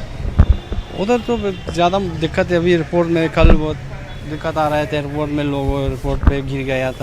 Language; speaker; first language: Hindi; non-native, learner; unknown